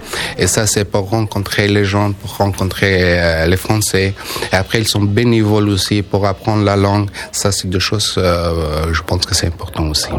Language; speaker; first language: French; non-native, learner; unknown